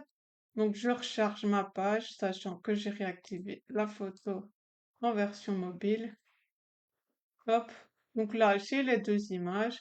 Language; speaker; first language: French; native; French